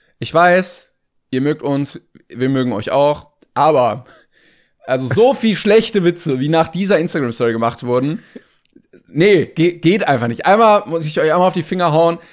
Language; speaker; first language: German; native; German